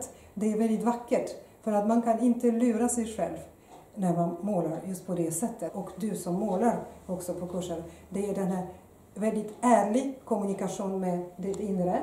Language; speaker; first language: Swedish; non-native, fluent; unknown